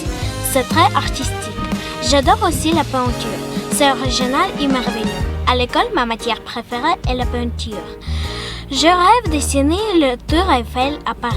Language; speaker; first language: French; non-native, learner; Ukrainian